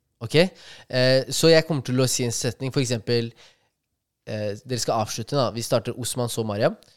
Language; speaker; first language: Norwegian; early bilingual, other home language; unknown